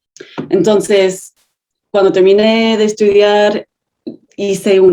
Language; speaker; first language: Spanish; non-native, fluent; English